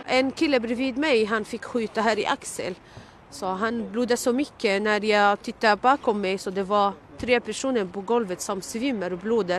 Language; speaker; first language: Swedish; non-native, learner; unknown